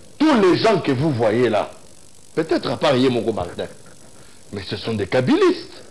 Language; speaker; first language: French; non-native, local second language; Luba-Lulua